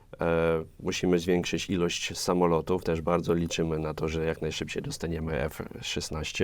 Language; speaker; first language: Polish; non-native, fluent; Ukrainian